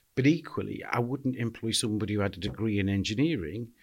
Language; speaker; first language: English; native; English